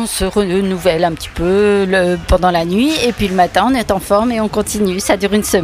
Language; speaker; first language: French; native; French